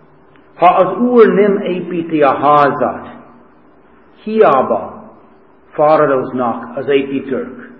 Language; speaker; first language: Hungarian; non-native, fluent; English